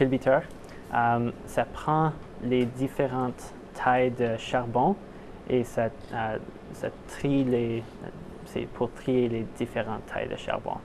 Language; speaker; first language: French; non-native, local second language; English